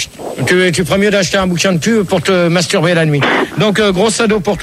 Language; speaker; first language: French; native; French